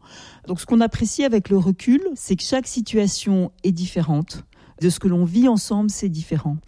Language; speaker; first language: French; native; French